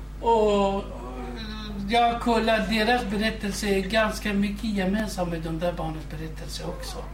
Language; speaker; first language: Swedish; non-native, fluent; Kurdish